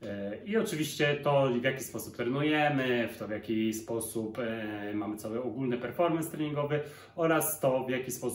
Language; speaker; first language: Polish; native; Polish